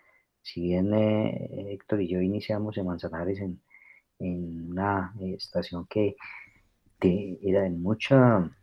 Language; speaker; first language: Spanish; native; Spanish